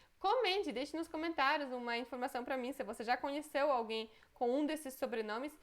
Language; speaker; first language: Portuguese; non-native, fluent; Polish